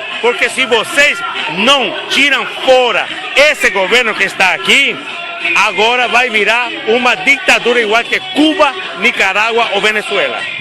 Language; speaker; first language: Portuguese; non-native, fluent; Spanish